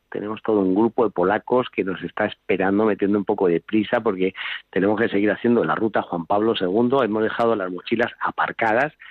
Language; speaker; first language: Spanish; native; Spanish